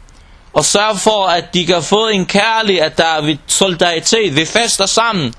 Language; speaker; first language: Danish; non-native, local second language; Arabic